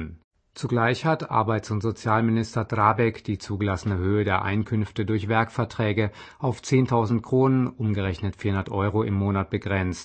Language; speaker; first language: German; native; German